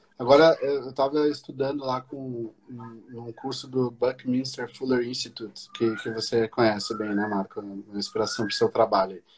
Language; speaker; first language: Portuguese; native; Portuguese